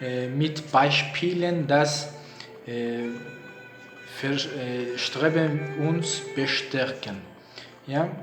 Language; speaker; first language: German; non-native, learner; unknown